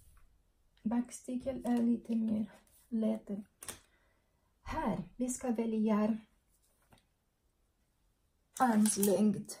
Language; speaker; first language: Swedish; non-native, learner; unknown